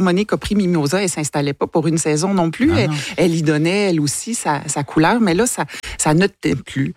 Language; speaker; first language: French; native; French